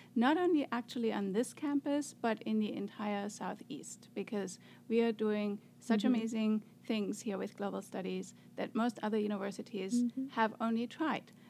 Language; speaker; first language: English; non-native, fluent; German